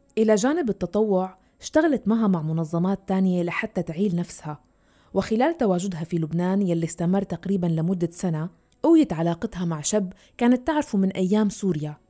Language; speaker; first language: Arabic; native; Arabic